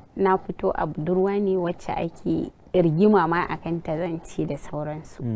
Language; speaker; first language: Hausa; non-native, local second language; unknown